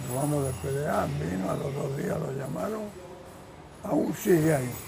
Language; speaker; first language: Spanish; native; Spanish